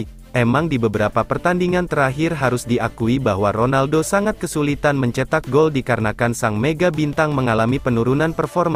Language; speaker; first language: Indonesian; native; Indonesian